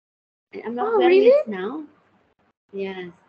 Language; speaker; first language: English; non-native, learner; Thai